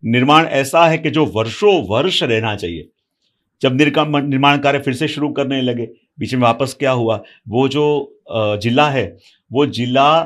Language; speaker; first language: Hindi; non-native, local second language; Gujarati